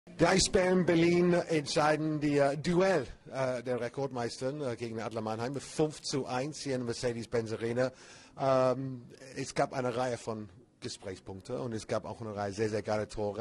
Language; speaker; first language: German; non-native, fluent; English